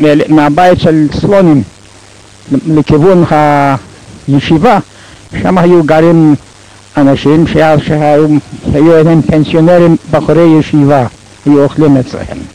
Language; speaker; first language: Hebrew; non-native, fluent; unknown